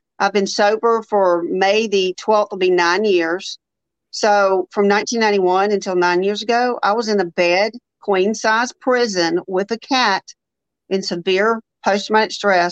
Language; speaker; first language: English; native; English